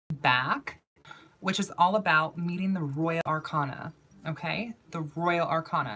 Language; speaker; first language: English; native; English